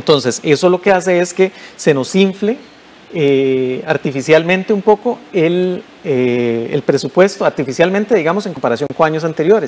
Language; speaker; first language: Spanish; native; Spanish